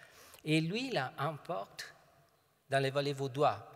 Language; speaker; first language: French; non-native, fluent; Italian